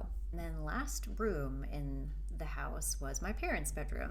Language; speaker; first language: English; native; English